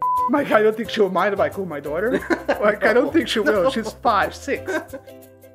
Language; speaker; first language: English; non-native, fluent; Portuguese